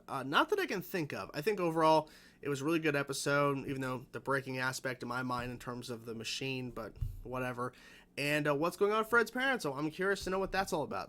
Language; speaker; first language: English; native; English